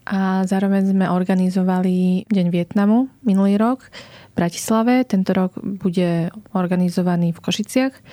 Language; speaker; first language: Slovak; native; Slovak